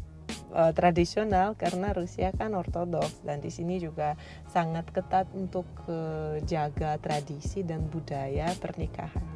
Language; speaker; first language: Indonesian; non-native, fluent; Russian